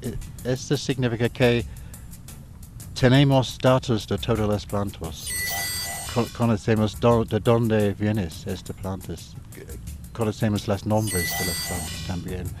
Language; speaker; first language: Spanish; non-native, learner; English